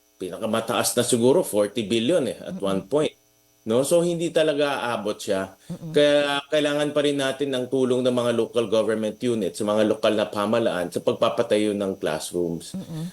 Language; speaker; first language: Filipino; native; Filipino